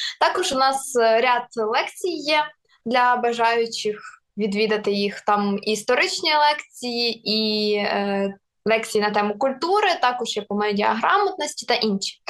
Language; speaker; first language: Ukrainian; non-native, local second language; Russian